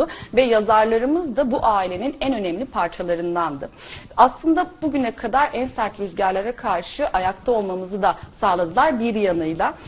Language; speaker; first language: Turkish; native; Turkish